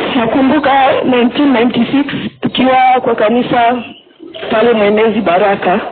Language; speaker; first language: Swahili; non-native, local second language; Kinyarwanda